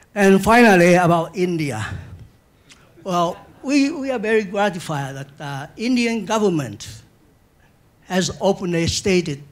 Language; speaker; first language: English; non-native, fluent; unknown